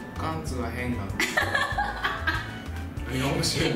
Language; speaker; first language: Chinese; non-native, learner; Japanese